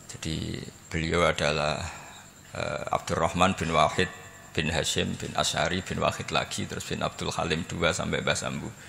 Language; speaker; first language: Indonesian; non-native, local second language; Javanese